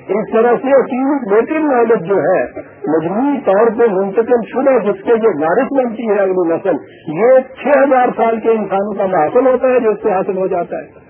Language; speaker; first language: Urdu; non-native, local second language; Punjabi